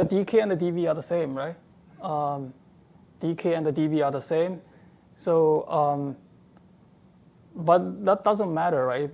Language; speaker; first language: English; non-native, fluent; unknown